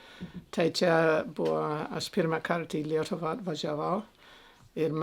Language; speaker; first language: Lithuanian; early bilingual, heritage; Lithuanian